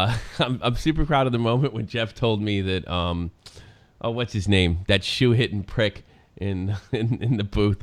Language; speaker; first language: English; native; English